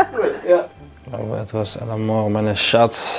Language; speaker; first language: German; non-native, learner; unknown